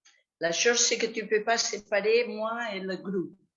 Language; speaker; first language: French; non-native, fluent; Catalan